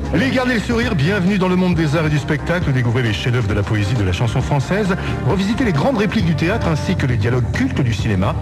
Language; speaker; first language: French; native; French